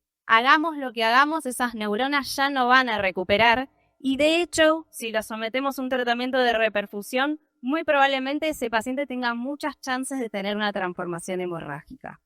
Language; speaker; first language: Spanish; native; Spanish